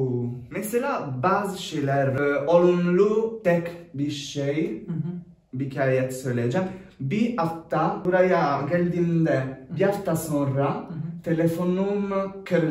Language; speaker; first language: Turkish; non-native, learner; Italian